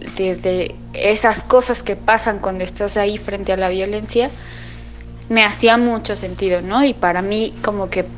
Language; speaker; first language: Spanish; native; Spanish